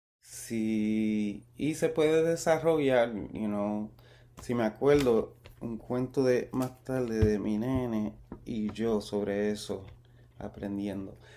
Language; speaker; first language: Spanish; early bilingual, heritage; Spanish